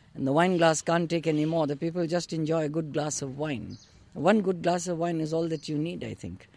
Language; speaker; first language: English; non-native, local second language; Urdu